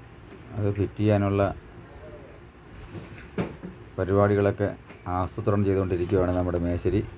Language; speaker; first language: Malayalam; native; Malayalam